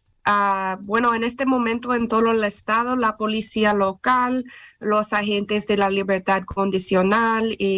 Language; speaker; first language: Spanish; non-native, fluent; English